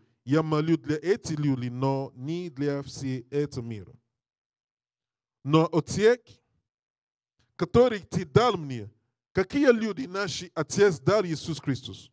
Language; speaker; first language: Russian; non-native, learner; English